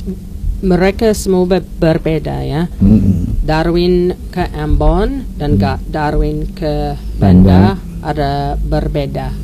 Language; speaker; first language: Indonesian; non-native, learner; English